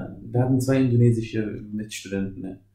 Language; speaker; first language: German; non-native, fluent; Arabic